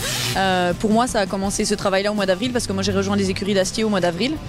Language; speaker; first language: French; native; French